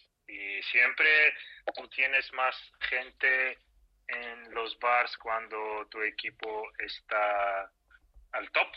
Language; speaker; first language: Spanish; non-native, fluent; Russian